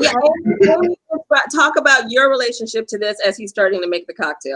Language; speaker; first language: English; native; English